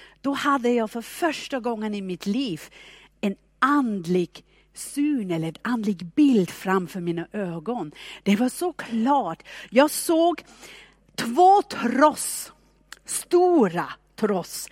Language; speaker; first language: Swedish; non-native, fluent; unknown